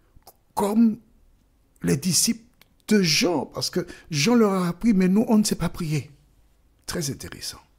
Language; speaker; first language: French; native; French